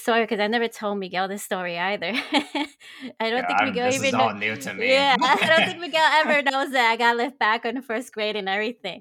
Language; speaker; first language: English; early bilingual, other home language; Spanish